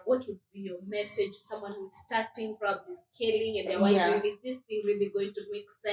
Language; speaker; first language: English; native; English